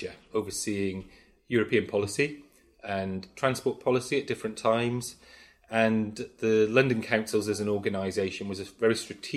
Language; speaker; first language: English; native; English